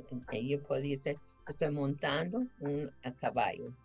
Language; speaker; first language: Spanish; non-native, fluent; English